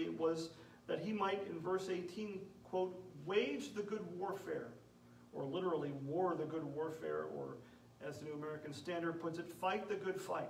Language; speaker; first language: English; native; English